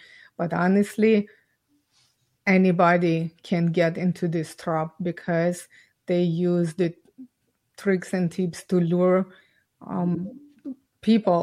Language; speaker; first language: English; non-native, fluent; Ukrainian